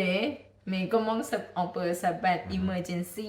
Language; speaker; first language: French; non-native, learner; Thai